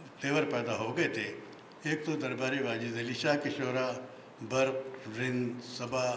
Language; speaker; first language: Urdu; native; Urdu